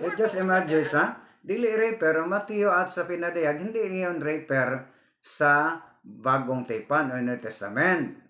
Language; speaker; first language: Filipino; non-native, local second language; Cebuano